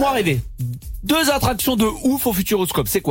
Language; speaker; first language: French; native; French